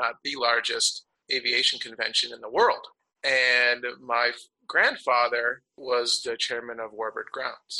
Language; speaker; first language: English; native; English